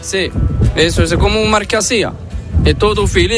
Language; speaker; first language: Spanish; non-native, learner; Arabic